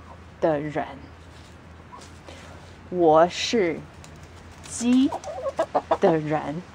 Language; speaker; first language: Chinese; non-native, fluent; English